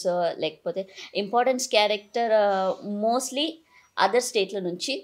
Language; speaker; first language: Telugu; non-native, learner; Malayalam